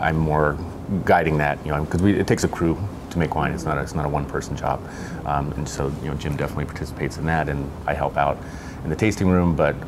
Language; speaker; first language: English; native; English